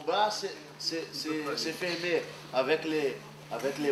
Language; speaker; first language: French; non-native, learner; Portuguese